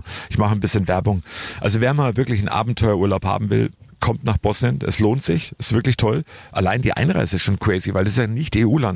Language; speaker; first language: German; native; German